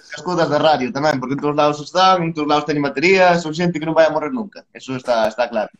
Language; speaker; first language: Galician; native; Galician